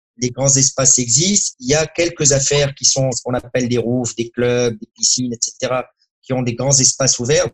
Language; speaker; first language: French; non-native, local second language; Arabic